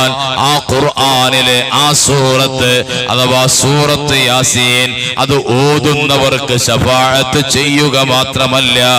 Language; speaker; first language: Malayalam; native; Malayalam